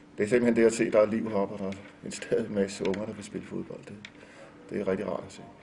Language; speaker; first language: Danish; native; Danish